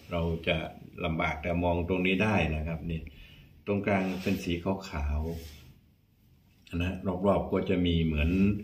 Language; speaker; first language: Thai; native; Thai